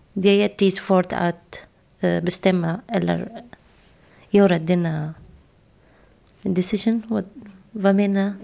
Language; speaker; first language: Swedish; non-native, learner; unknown